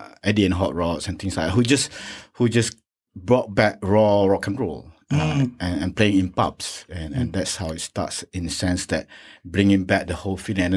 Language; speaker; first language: English; non-native, local second language; Malay